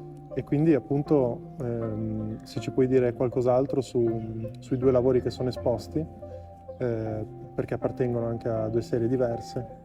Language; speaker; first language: Italian; native; Italian